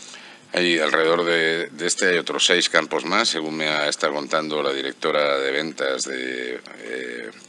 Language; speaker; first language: Spanish; native; Spanish